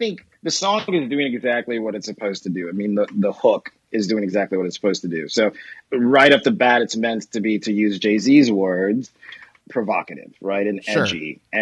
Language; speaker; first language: English; non-native, local second language; Yoruba